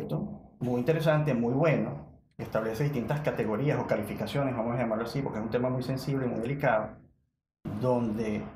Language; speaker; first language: Spanish; native; Spanish